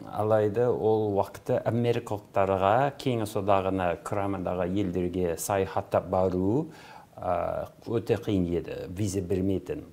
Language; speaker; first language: Kazakh; non-native, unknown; English